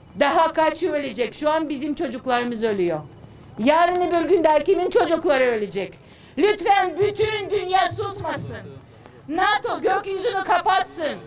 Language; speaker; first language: Turkish; non-native, fluent; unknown